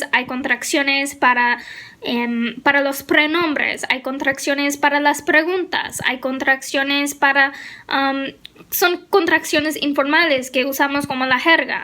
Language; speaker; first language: Spanish; non-native, fluent; English